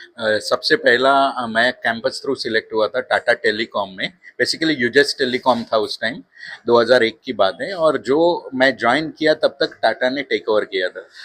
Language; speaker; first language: Hindi; non-native, local second language; Marathi